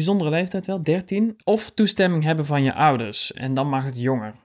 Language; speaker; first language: Dutch; native; Dutch